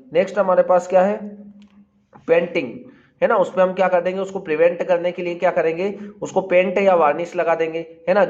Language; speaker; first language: Hindi; native; Hindi